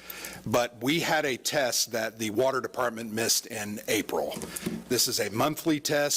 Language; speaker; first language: English; native; English